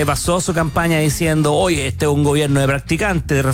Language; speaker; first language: Spanish; native; Spanish